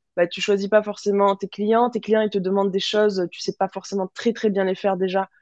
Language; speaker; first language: French; native; French